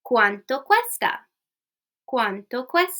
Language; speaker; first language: Spanish; non-native, fluent; English